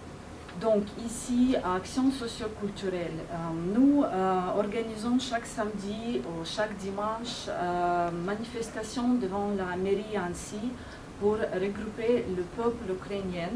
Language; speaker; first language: French; non-native, fluent; Ukrainian